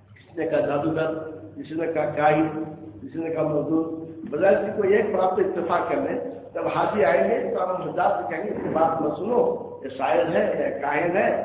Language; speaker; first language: Urdu; native; Urdu